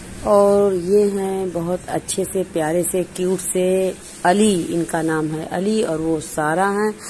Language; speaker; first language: Hindi; native; Hindi